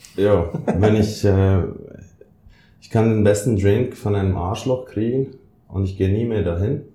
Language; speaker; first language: German; native; German